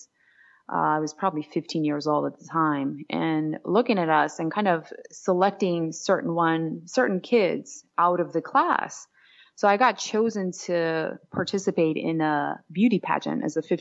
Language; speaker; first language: English; non-native, fluent; Georgian